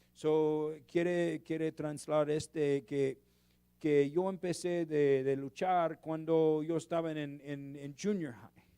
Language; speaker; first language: Spanish; non-native, learner; English